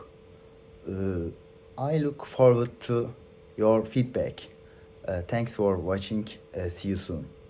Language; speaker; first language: English; non-native, learner; Turkish